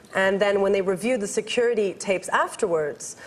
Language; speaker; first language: English; native; English